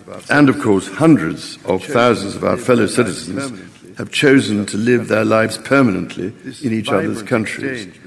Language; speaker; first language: English; native; English